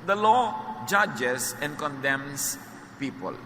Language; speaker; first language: English; non-native, local second language; Filipino